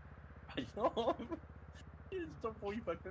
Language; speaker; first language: French; native; French